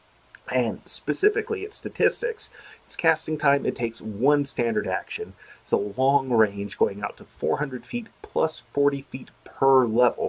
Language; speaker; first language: English; native; English